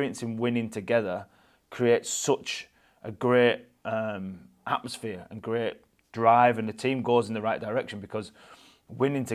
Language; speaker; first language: English; native; English